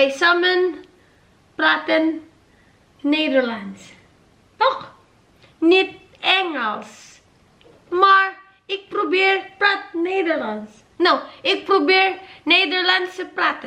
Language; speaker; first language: Dutch; non-native, learner; Filipino